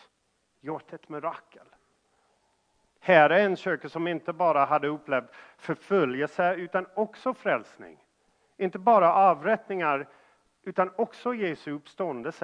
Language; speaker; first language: Swedish; non-native, fluent; English